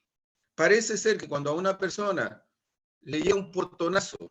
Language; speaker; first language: Spanish; native; Spanish